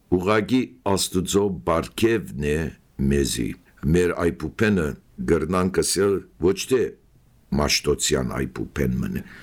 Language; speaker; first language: Armenian; early bilingual, heritage; Armenian